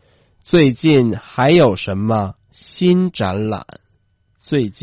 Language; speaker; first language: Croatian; non-native, fluent; Chinese